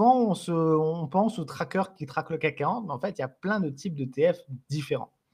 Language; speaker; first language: French; native; French